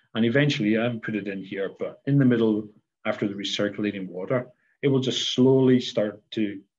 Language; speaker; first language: English; native; English